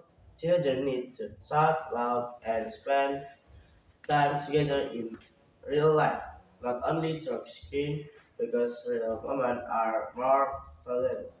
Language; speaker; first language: English; non-native, learner; Indonesian